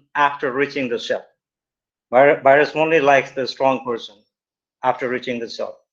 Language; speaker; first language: English; non-native, local second language; Nepali